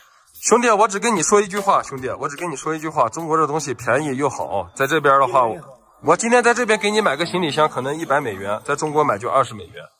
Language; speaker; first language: Chinese; native; Chinese